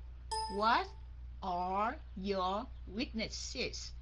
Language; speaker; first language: English; non-native, fluent; Vietnamese